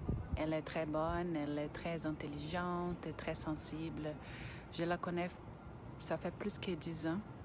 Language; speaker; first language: French; non-native, fluent; Portuguese